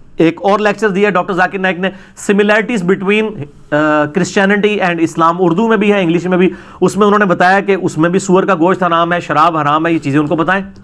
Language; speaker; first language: Urdu; non-native, local second language; Punjabi